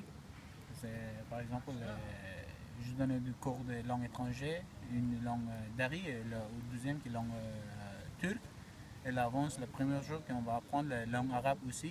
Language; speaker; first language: French; non-native, learner; Persian